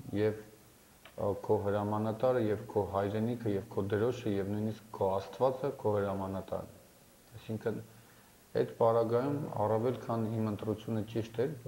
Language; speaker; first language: Armenian; native; Armenian